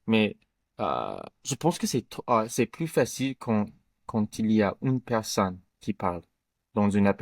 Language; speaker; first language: French; non-native, learner; English